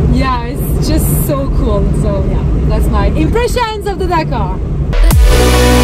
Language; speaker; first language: English; non-native, fluent; French